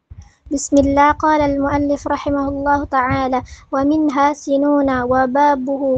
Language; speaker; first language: Arabic; non-native, learner; Indonesian